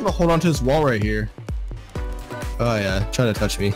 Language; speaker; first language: English; native; English